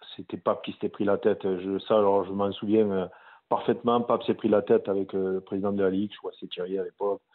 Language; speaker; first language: French; native; French